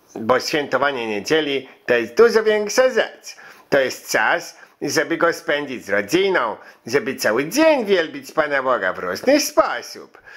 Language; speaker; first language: Polish; early bilingual, heritage; Polish